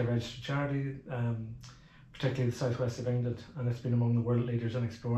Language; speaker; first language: English; native; English